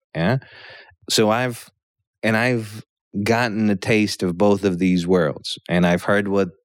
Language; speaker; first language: English; early bilingual, other home language; Polish